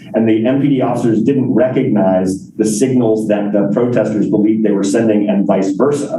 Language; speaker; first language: English; native; English